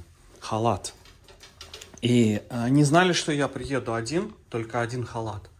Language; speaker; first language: Russian; native; Russian